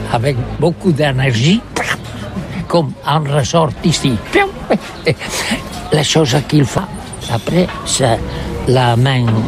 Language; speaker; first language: French; non-native, learner; Catalan